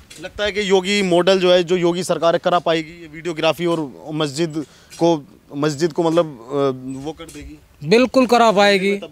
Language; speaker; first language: Hindi; native; Hindi